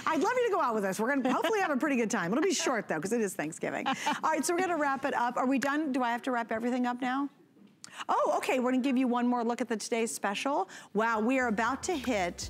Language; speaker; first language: English; native; English